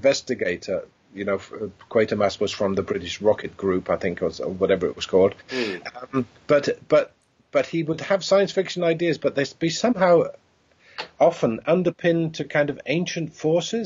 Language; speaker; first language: English; native; English